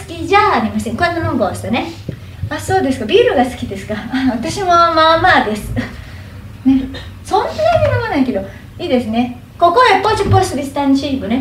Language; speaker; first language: Japanese; native; Japanese